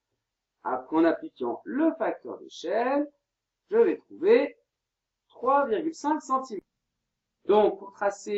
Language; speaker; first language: French; native; French